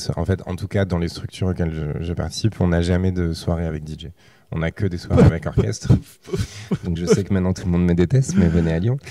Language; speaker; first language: French; native; French